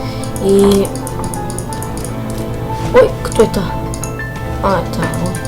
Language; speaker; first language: Russian; early bilingual, heritage; Russian